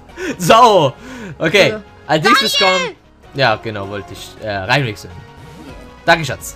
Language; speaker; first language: German; native; German